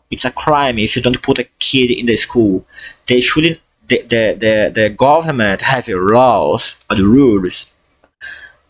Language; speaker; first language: English; non-native, fluent; Portuguese